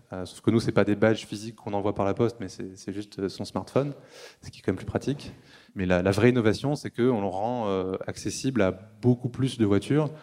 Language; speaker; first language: French; native; French